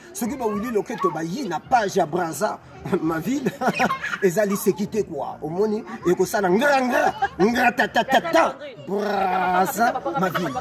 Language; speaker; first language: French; non-native, local second language; Lingala